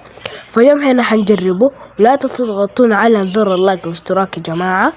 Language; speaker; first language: Arabic; native; Arabic